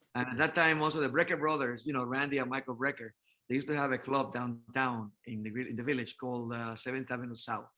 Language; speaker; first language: English; non-native, fluent; Spanish